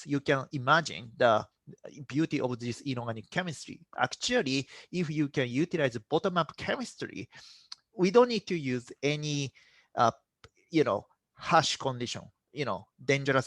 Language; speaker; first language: English; non-native, fluent; Japanese